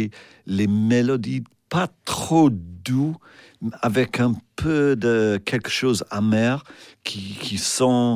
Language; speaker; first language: French; non-native, fluent; English